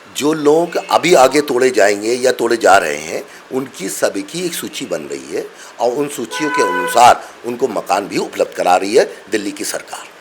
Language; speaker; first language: Hindi; non-native, local second language; Bangla